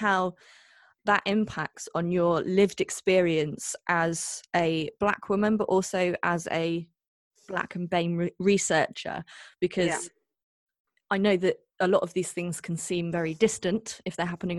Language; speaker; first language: English; native; English